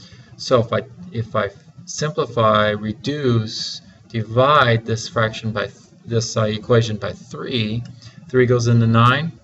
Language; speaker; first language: English; native; English